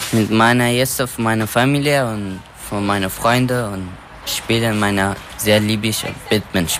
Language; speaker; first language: German; non-native, learner; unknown